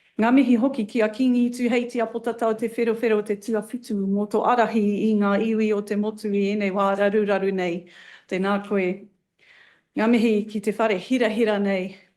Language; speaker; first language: Māori; non-native, local second language; English